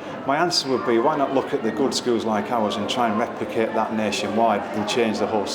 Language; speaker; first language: English; native; English